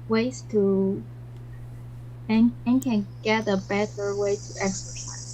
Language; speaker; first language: English; non-native, learner; Chinese